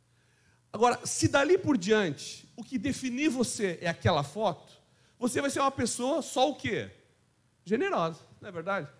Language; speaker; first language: Portuguese; native; Portuguese